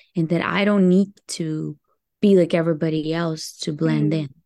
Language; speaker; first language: English; early bilingual, other home language; Hebrew